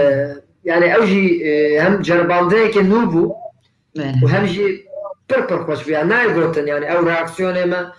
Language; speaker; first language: Kurdish; non-native, local second language; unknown